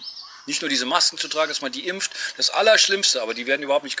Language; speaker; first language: German; native; German